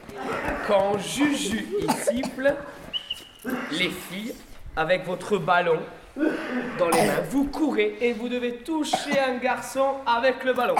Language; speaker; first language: French; native; French